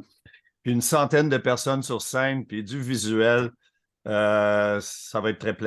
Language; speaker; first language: French; native; French